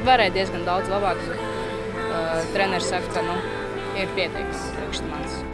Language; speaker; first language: Latvian; native; Latvian